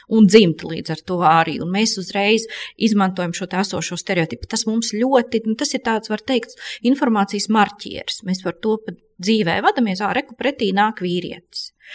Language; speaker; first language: Latvian; native; Latvian